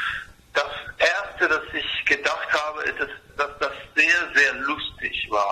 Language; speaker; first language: German; non-native, fluent; Spanish